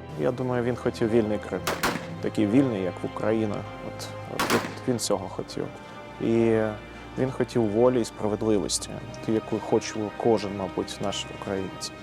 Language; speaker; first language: Ukrainian; non-native, local second language; Russian